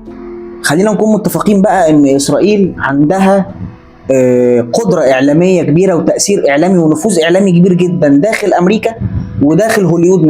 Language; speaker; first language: Arabic; native; Arabic